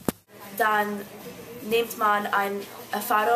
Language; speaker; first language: German; non-native, learner; English